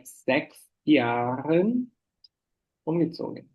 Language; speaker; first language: German; non-native, fluent; Portuguese